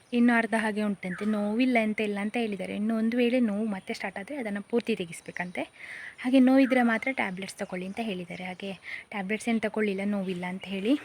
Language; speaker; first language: Kannada; non-native, local second language; Konkani